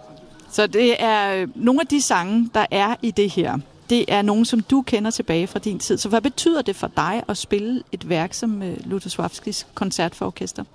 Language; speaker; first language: Danish; native; Danish